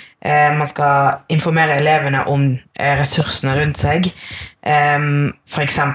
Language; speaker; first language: Norwegian; early bilingual, other home language; Tamil